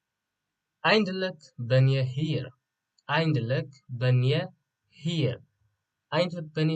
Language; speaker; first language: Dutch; non-native, fluent; Tigrinya